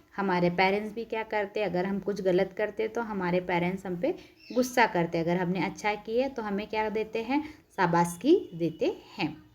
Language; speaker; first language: Hindi; non-native, local second language; Marathi